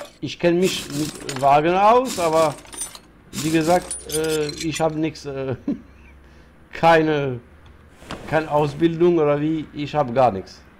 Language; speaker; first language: German; non-native, learner; French